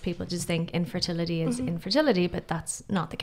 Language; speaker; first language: English; native; English